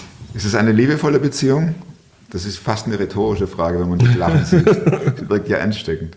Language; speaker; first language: German; native; German